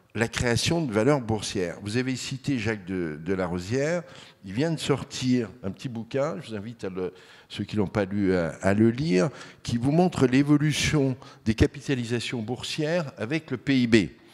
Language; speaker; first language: French; native; French